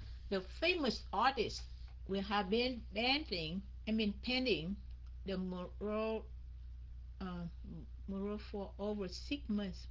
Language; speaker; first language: English; non-native, fluent; Vietnamese